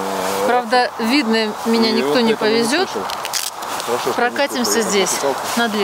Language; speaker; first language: Russian; native; Russian